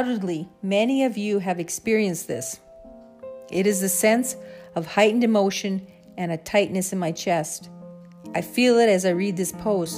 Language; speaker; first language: English; native; English